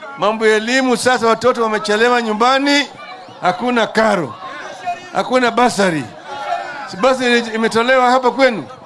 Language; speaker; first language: Swahili; non-native, local second language; Luo (Kenya and Tanzania)